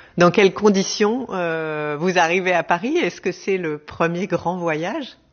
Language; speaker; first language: French; native; French